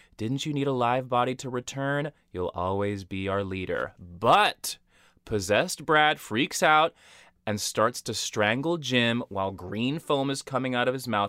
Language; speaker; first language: English; early bilingual, other home language; Portuguese